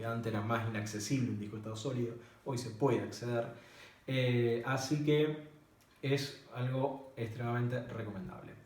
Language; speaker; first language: Spanish; native; Spanish